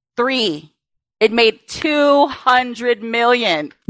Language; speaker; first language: English; early bilingual, other home language; Spanish